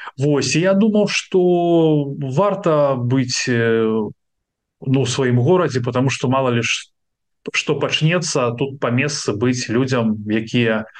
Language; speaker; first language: Belarusian; non-native, local second language; Russian